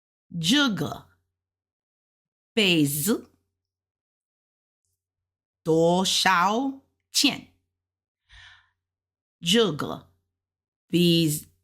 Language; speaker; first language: Chinese; non-native, learner; English